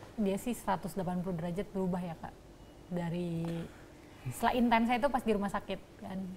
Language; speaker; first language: Indonesian; native; Indonesian